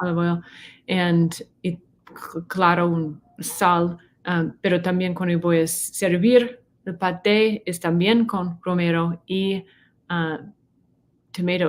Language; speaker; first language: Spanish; non-native, fluent; English